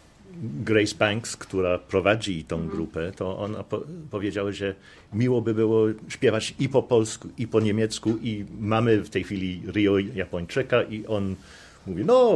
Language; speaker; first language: Polish; non-native, fluent; English